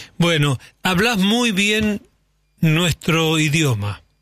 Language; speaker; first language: Spanish; native; Spanish